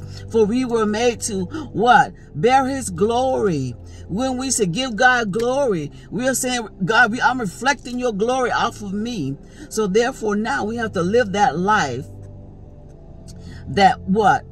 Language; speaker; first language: English; native; English